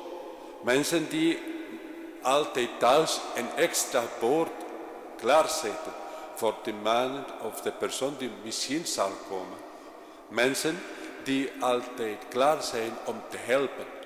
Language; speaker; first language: Dutch; non-native, fluent; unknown